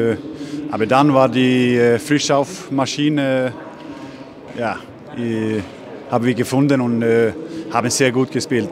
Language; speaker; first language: German; non-native, learner; Icelandic